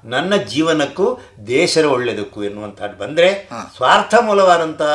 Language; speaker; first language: Kannada; non-native, local second language; Tulu